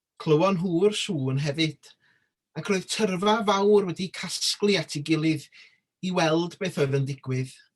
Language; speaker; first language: Welsh; native; Welsh